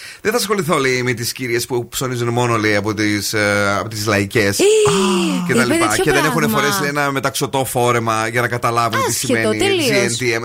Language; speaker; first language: Greek; native; Greek